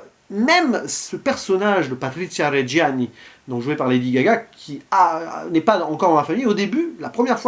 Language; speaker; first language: French; native; French